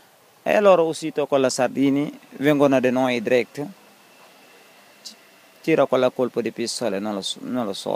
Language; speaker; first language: Italian; non-native, learner; Wolof